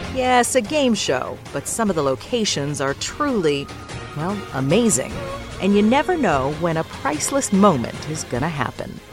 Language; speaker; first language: English; native; English